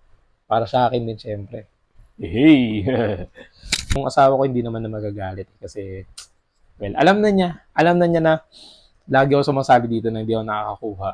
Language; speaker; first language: Filipino; native; Filipino